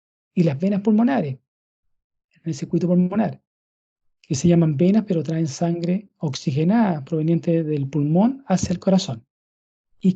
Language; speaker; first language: Spanish; native; Spanish